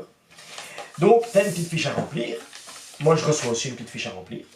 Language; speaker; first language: French; native; French